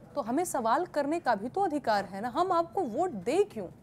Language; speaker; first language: Hindi; native; Hindi